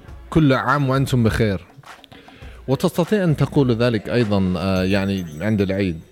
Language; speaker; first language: Arabic; non-native, fluent; English